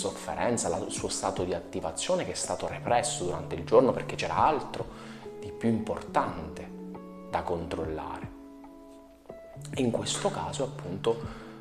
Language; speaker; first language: Italian; native; Italian